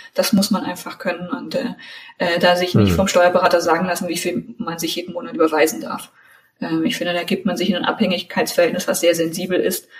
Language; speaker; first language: German; native; German